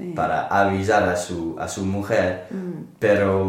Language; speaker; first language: Spanish; non-native, learner; English